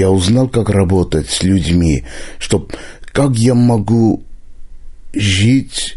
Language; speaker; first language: Russian; non-native, local second language; Armenian